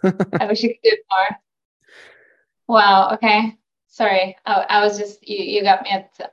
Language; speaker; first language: English; non-native, fluent; Norwegian